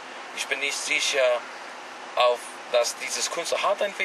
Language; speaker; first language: German; non-native, learner; English